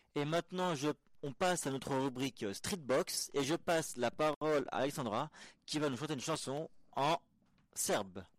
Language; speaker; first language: French; native; French